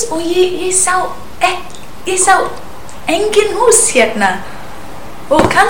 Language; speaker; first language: Icelandic; non-native, learner; English